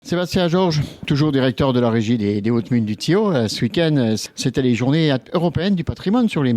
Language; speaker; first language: French; native; French